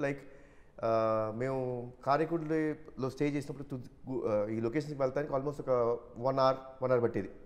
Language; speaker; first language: Telugu; native; Telugu